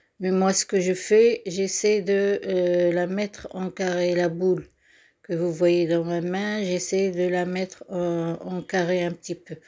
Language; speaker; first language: French; non-native, local second language; Arabic